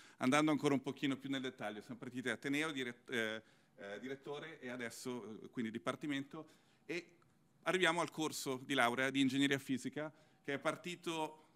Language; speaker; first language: Italian; native; Italian